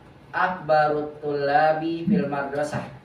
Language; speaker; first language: Arabic; non-native, learner; Indonesian